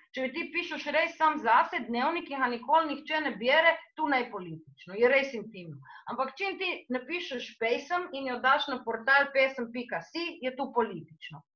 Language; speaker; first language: Slovenian; native; Slovenian